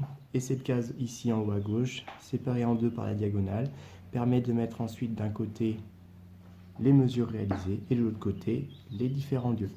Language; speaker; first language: French; native; French